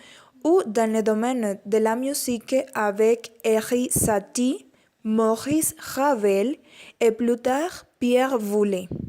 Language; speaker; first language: French; non-native, learner; Spanish